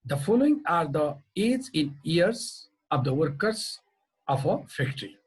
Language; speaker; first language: English; non-native, local second language; Nepali